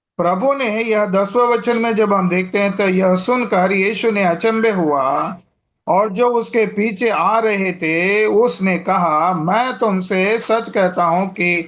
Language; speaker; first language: Hindi; non-native, local second language; Telugu